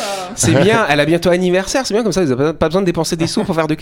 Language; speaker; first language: French; native; French